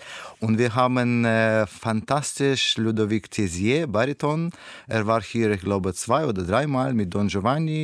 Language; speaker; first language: German; non-native, learner; Russian